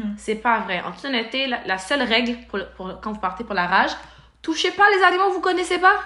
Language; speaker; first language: French; native; French